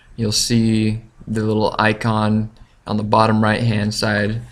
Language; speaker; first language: English; native; English